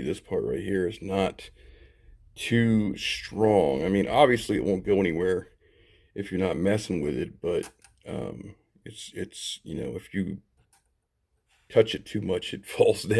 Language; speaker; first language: English; native; English